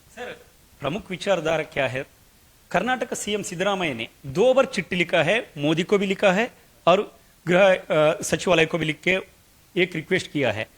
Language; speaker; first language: Hindi; non-native, local second language; Kannada